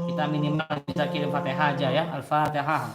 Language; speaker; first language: Indonesian; native; Indonesian